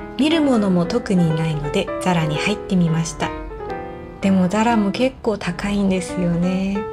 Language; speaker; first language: Japanese; native; Japanese